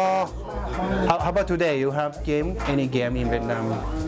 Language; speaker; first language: English; non-native, learner; Thai